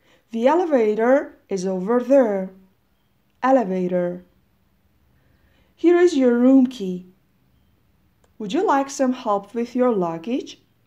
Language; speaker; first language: English; non-native, fluent; Persian